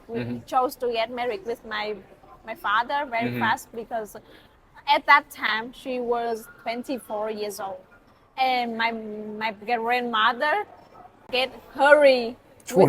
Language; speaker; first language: English; non-native, learner; Vietnamese